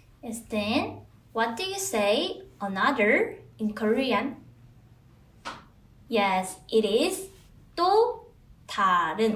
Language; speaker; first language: English; non-native, fluent; Korean